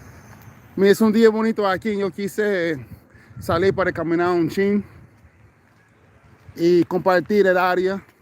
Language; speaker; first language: Spanish; non-native, fluent; English